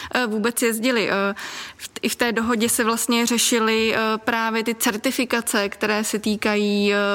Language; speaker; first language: Czech; non-native, fluent; English